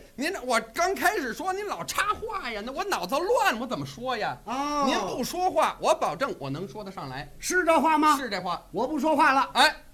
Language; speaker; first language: Chinese; non-native, fluent; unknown